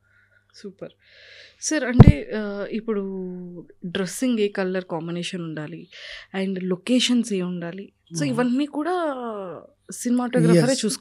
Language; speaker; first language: Telugu; native; Telugu